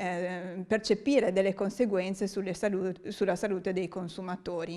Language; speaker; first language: Italian; native; Italian